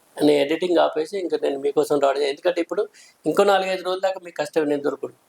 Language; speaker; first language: Telugu; native; Telugu